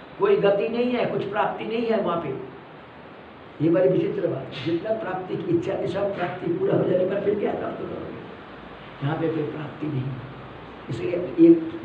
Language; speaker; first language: Hindi; non-native, local second language; Malayalam